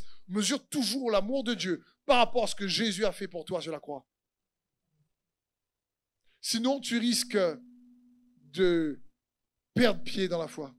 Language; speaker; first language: French; native; French